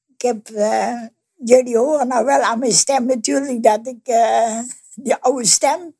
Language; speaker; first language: Dutch; native; Dutch